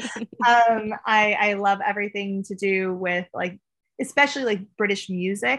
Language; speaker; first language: English; native; English